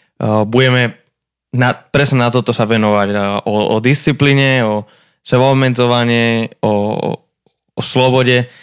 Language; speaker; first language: Slovak; non-native, fluent; Spanish